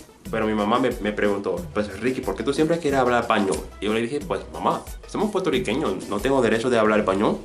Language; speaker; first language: Spanish; non-native, fluent; English